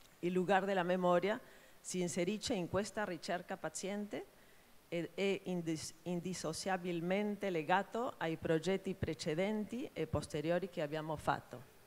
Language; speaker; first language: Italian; non-native, fluent; Spanish